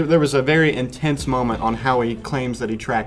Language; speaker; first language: English; native; English